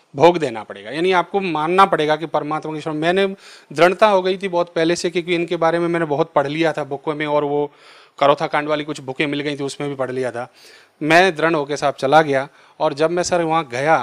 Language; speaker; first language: Hindi; native; Hindi